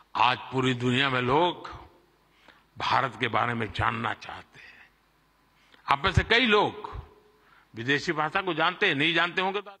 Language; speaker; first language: Hindi; non-native, local second language; Gujarati